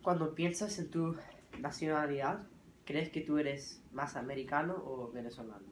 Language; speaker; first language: Spanish; early bilingual, heritage; English